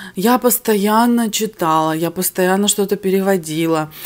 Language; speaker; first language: Russian; early bilingual, other home language; Armenian